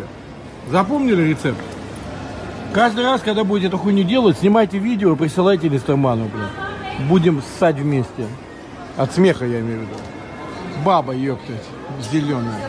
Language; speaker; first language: Russian; native; Russian